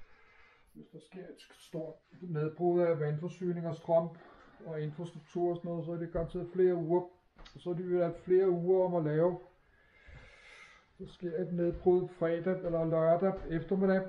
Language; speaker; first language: Danish; non-native, fluent; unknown